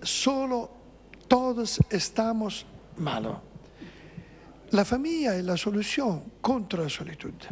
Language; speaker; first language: Spanish; non-native, fluent; Italian